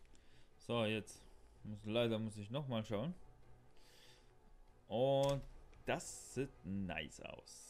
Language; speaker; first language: German; non-native, learner; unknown